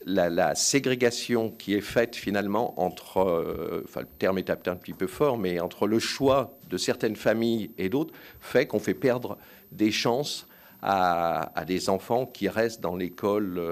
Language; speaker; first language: French; native; French